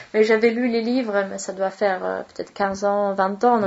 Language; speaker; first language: French; non-native, fluent; Swedish